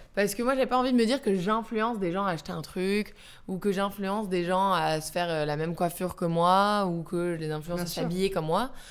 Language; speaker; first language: French; native; French